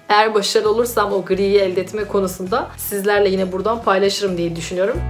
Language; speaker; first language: Turkish; native; Turkish